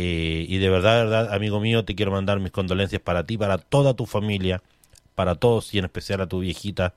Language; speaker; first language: Spanish; native; Spanish